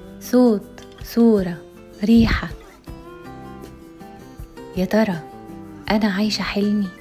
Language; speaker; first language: Arabic; native; Arabic